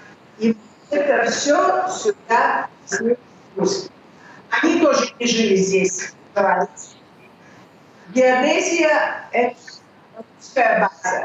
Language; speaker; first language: Russian; early bilingual, heritage; Russian